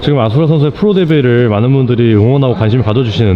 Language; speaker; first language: Korean; native; Korean